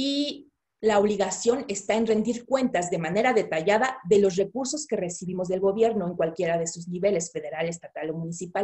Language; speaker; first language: Spanish; native; Spanish